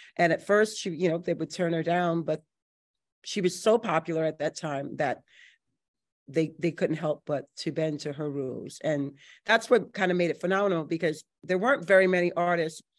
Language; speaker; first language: English; native; English